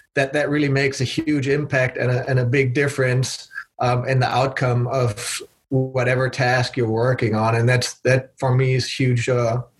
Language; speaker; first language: English; non-native, fluent; German